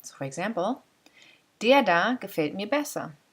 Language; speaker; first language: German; non-native, fluent; English